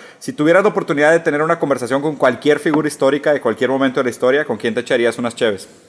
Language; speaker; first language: Spanish; early bilingual, other home language; Portuguese